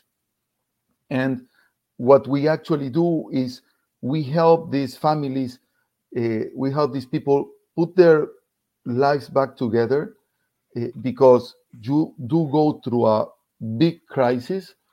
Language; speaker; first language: English; non-native, fluent; Spanish